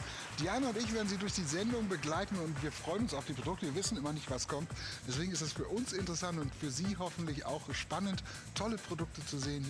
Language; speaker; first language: German; native; German